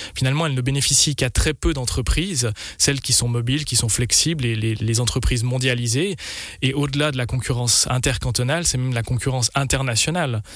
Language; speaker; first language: French; native; French